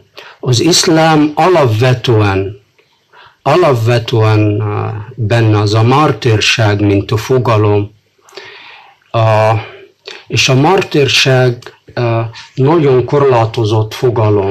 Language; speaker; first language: Hungarian; non-native, fluent; Arabic